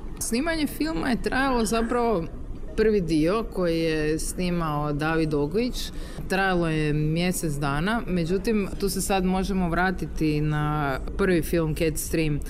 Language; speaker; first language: Serbian; native; Serbian